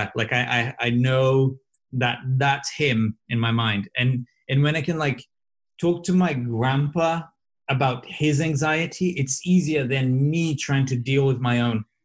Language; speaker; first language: English; non-native, fluent; Portuguese